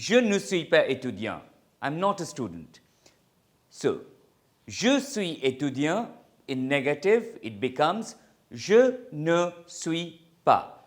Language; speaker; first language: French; non-native, fluent; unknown